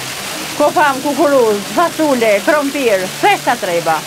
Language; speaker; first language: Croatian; non-native, learner; Albanian